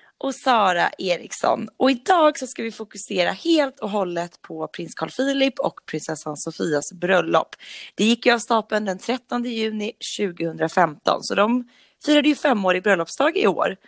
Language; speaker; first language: Swedish; native; Swedish